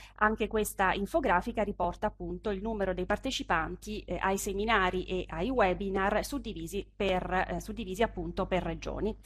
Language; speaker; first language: Italian; native; Italian